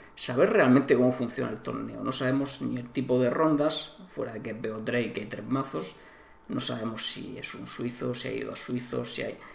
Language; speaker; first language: Spanish; native; Spanish